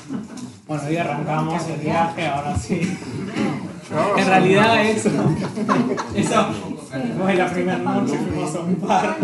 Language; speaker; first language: Spanish; native; Spanish